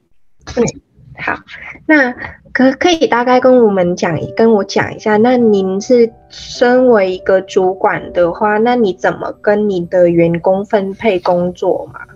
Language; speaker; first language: Chinese; non-native, fluent; Vietnamese